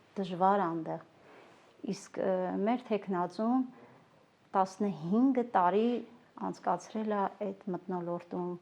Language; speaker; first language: Armenian; non-native, local second language; Kurdish